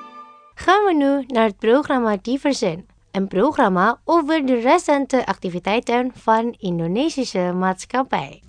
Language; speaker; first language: Dutch; non-native, fluent; Indonesian